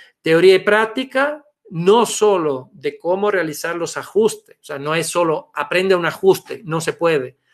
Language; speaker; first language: Spanish; non-native, fluent; Italian